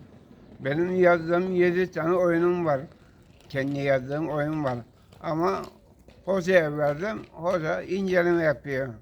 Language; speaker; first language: Turkish; native; Turkish